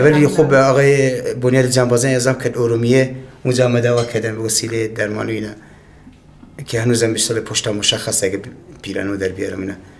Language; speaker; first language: Persian; native; Persian